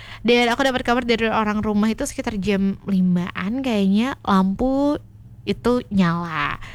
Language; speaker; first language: Indonesian; native; Indonesian